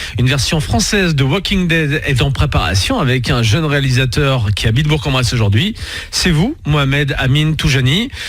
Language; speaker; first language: French; native; French